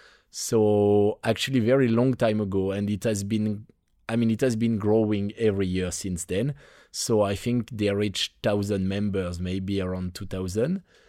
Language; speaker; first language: English; non-native, fluent; French